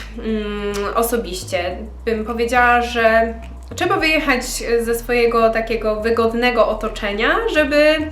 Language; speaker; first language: Polish; early bilingual, heritage; Polish